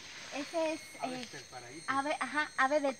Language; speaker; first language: Spanish; native; Spanish